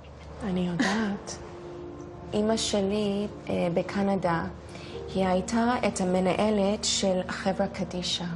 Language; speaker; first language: Hebrew; non-native, fluent; English